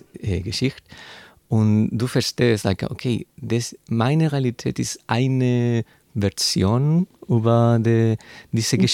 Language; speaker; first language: German; non-native, learner; Spanish